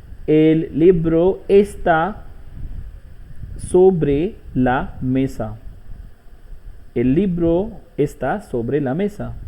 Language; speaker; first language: Spanish; non-native, learner; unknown